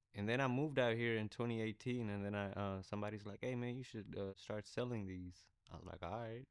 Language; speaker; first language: English; early bilingual, other home language; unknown